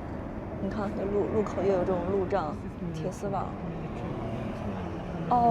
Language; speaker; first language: Chinese; native; Chinese